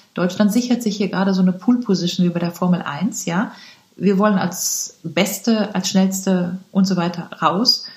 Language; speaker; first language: German; native; German